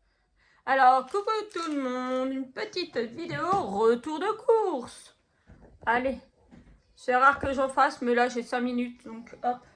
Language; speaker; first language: French; native; French